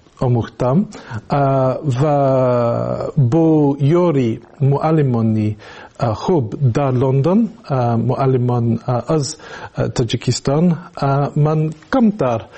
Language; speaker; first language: Persian; non-native, learner; English